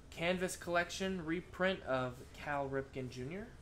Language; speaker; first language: English; native; English